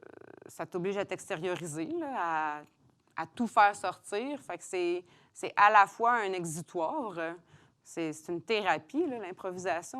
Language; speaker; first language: French; native; French